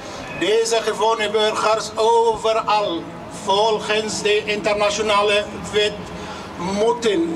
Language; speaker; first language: Dutch; non-native, learner; Arabic